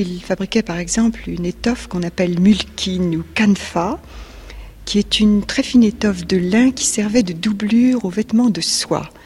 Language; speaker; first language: French; native; French